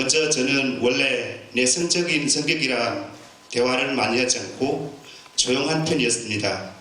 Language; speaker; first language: Korean; non-native, learner; Vietnamese